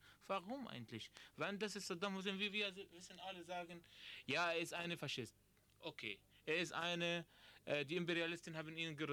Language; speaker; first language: German; non-native, learner; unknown